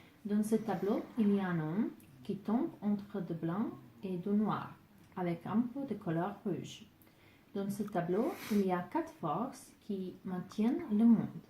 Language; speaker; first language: French; non-native, learner; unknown